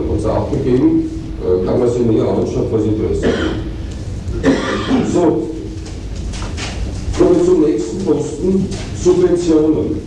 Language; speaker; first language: German; native; German